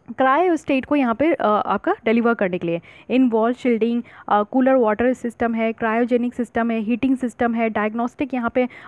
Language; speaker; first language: Hindi; native; Hindi